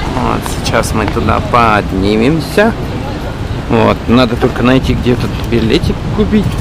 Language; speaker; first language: Russian; native; Russian